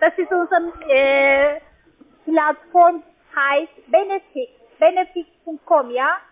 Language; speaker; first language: German; non-native, learner; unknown